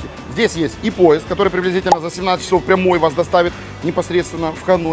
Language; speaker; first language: Russian; native; Russian